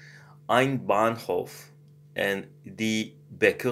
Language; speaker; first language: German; non-native, learner; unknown